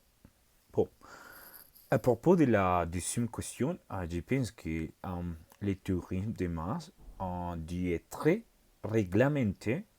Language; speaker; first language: French; non-native, learner; Spanish